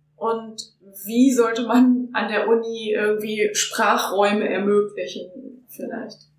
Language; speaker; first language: German; native; German